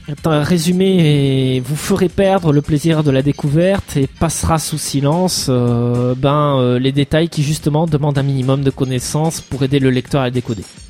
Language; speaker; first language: French; native; French